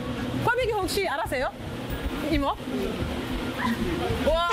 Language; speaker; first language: Korean; non-native, learner; English